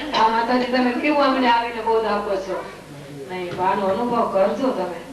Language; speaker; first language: Gujarati; non-native, local second language; Kachhi